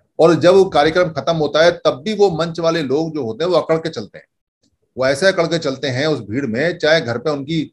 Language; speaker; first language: Hindi; native; Hindi